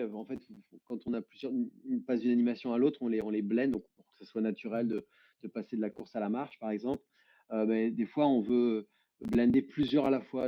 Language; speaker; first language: French; native; French